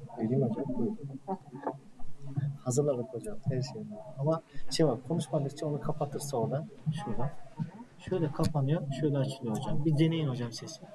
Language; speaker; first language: Turkish; native; Turkish